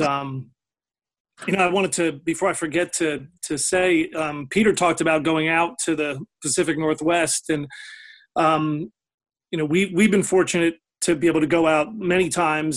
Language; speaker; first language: English; native; English